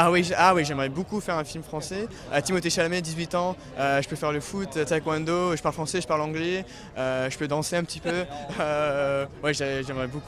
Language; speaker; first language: French; early bilingual, heritage; English